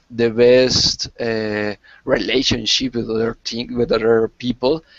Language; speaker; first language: English; non-native, learner; Spanish